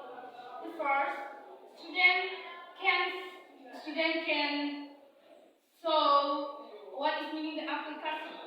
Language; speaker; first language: English; non-native, learner; Indonesian